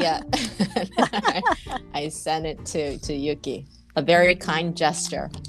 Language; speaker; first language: English; non-native, fluent; Japanese